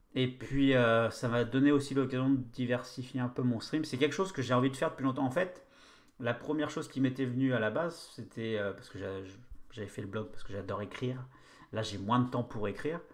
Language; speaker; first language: French; native; French